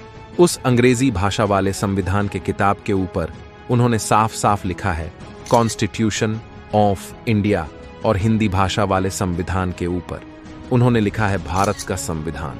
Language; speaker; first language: Hindi; native; Hindi